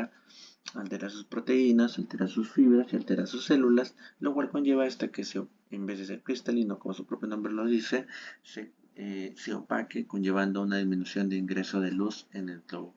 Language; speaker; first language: Spanish; native; Spanish